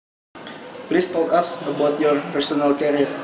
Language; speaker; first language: English; non-native, learner; Indonesian